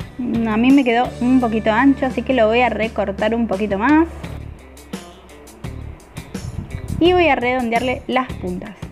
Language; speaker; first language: Spanish; native; Spanish